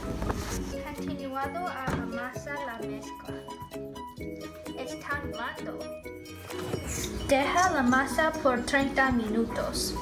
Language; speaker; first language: Spanish; non-native, learner; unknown